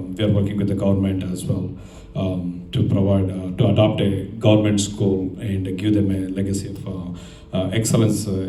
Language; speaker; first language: English; non-native, local second language; Telugu